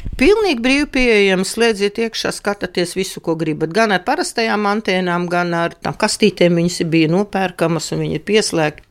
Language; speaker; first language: Latvian; non-native, local second language; Russian